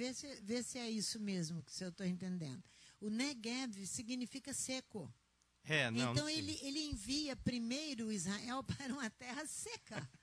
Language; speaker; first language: Portuguese; native; Portuguese